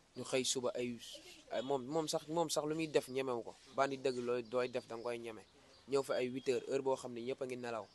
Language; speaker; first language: Wolof; native; Wolof